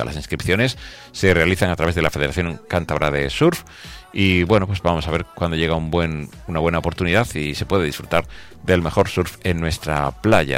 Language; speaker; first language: Spanish; native; Spanish